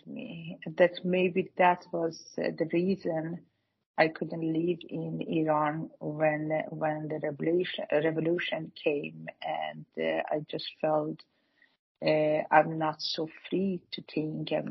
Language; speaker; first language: English; non-native, fluent; Persian